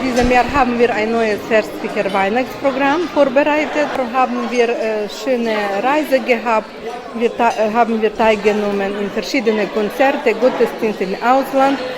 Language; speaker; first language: German; non-native, learner; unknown